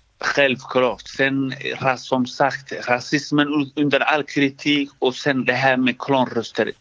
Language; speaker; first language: Swedish; non-native, fluent; Somali